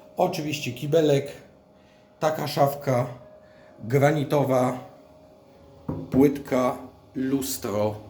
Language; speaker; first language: Polish; native; Polish